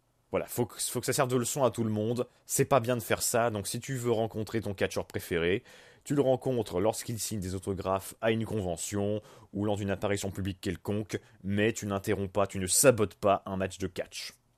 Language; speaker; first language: French; native; French